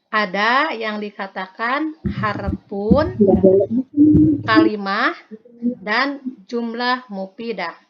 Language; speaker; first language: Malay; non-native, local second language; Sundanese